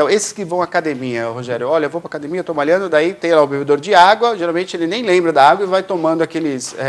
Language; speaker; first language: Portuguese; native; Portuguese